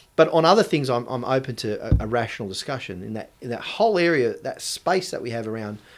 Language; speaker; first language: English; native; English